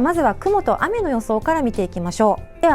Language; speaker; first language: Japanese; native; Japanese